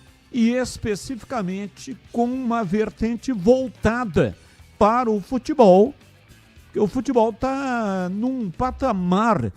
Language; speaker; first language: Portuguese; native; Portuguese